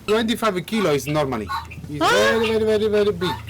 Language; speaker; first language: English; non-native, learner; Italian